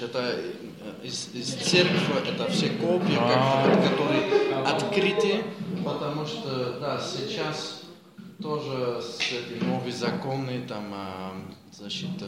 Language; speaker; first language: Russian; non-native, learner; Dutch